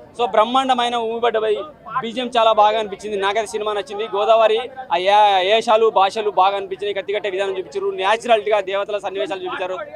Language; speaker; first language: Telugu; native; Telugu